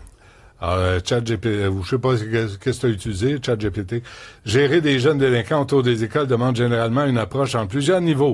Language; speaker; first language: French; native; French